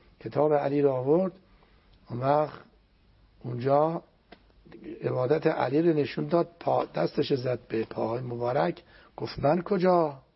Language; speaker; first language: Persian; non-native, local second language; Azerbaijani